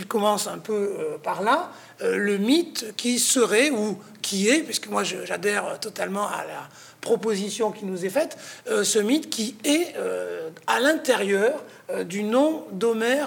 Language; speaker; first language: French; native; French